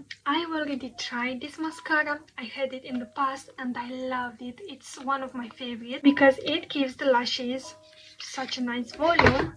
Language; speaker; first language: English; non-native, fluent; Romanian